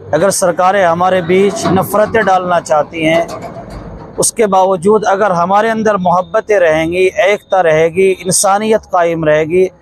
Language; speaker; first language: Urdu; non-native, local second language; Punjabi